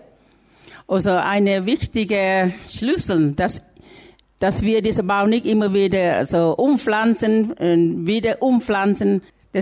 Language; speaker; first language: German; non-native, learner; Thai